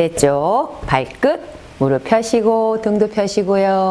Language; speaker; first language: Korean; native; Korean